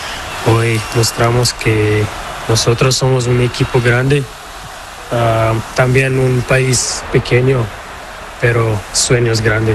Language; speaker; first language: Spanish; non-native, learner; Portuguese